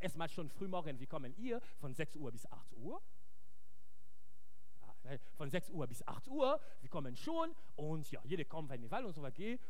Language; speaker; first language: German; non-native, fluent; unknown